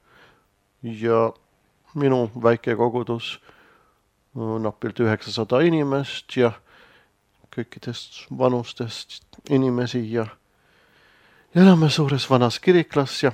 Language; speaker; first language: Estonian; non-native, fluent; Swedish